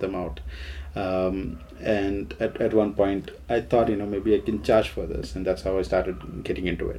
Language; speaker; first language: English; non-native, local second language; Gujarati